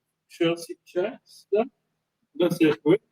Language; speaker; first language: French; non-native, learner; German